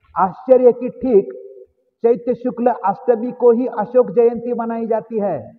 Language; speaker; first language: Hindi; non-native, local second language; Marathi